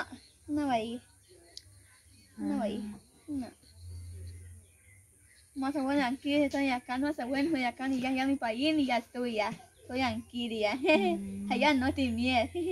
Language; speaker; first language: Spanish; non-native, local second language; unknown